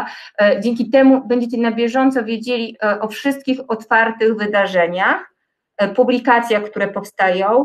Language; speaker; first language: Polish; native; Polish